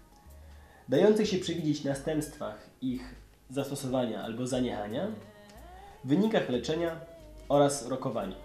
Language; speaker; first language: Polish; native; Polish